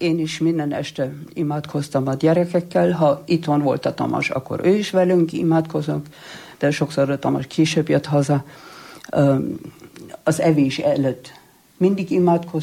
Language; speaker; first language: Hungarian; non-native, fluent; German